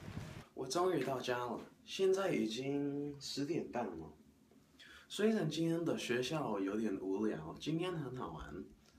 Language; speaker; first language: Chinese; non-native, learner; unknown